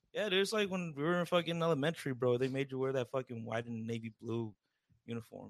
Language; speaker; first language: English; early bilingual, other home language; Spanish